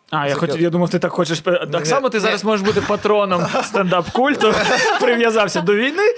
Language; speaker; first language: Ukrainian; non-native, local second language; Russian